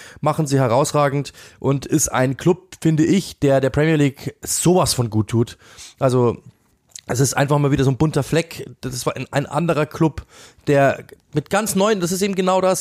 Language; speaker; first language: German; native; German